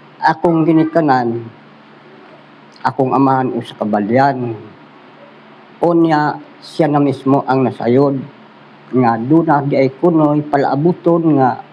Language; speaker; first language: Cebuano; non-native, local second language; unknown